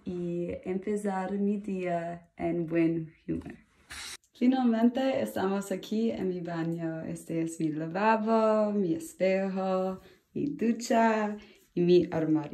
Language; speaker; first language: Spanish; non-native, learner; English